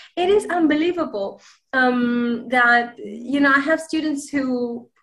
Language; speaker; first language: English; non-native, fluent; Spanish